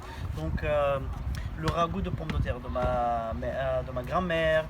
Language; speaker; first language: French; non-native, fluent; Bulgarian